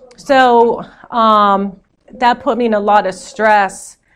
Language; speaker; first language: English; native; English